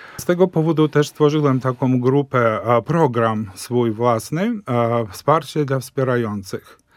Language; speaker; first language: Polish; early bilingual, heritage; Polish